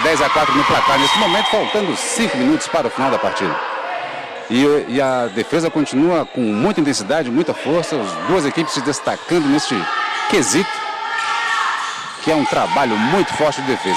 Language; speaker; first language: Portuguese; native; Portuguese